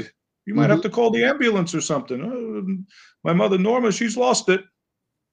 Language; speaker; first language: English; native; English